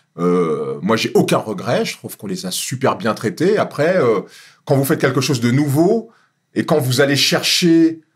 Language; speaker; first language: French; native; French